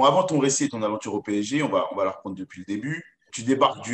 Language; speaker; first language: French; native; French